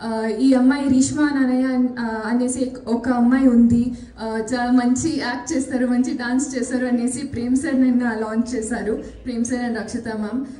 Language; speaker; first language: Telugu; non-native, learner; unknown